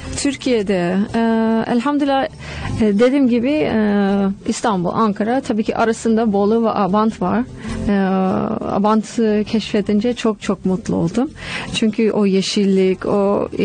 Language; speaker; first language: Turkish; non-native, fluent; English